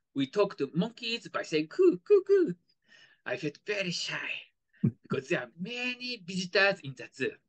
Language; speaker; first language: English; non-native, fluent; Japanese